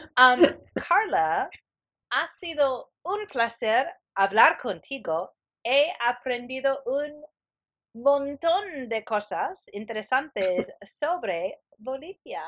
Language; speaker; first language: Spanish; non-native, fluent; English